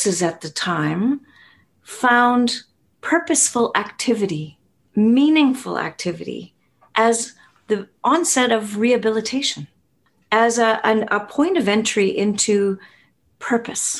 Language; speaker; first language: English; native; English